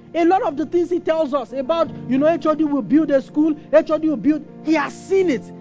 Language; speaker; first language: English; non-native, local second language; Yoruba